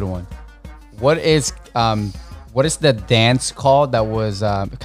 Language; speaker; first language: English; non-native, local second language; Filipino